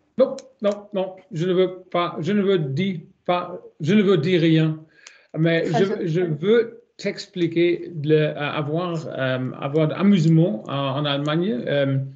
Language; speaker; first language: French; non-native, learner; German